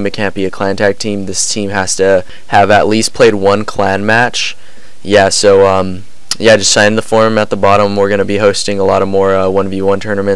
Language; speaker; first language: English; native; English